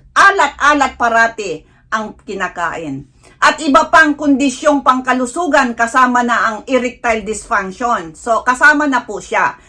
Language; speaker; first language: Filipino; non-native, local second language; Iloko